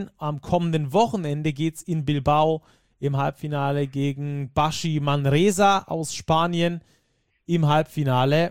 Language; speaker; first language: German; native; German